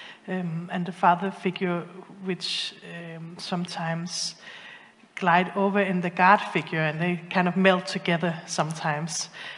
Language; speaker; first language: English; non-native, fluent; Danish